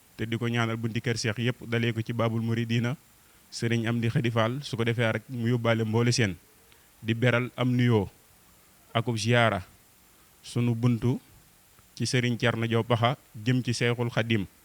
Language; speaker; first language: Wolof; native; Wolof